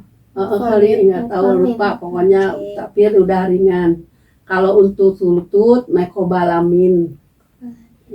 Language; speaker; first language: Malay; non-native, local second language; Sundanese